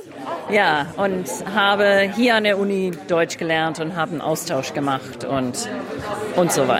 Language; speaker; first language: German; non-native, fluent; English